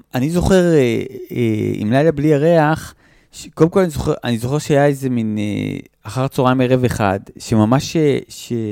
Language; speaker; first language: Hebrew; native; Hebrew